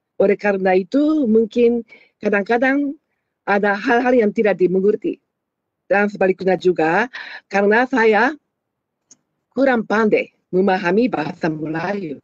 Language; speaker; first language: Indonesian; non-native, fluent; Japanese